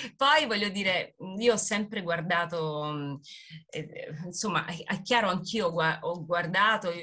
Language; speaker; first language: Italian; native; Italian